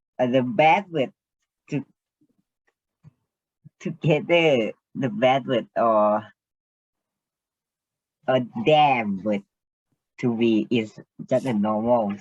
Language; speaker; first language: English; non-native, learner; Thai